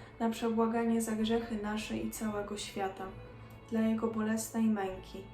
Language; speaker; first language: Polish; native; Polish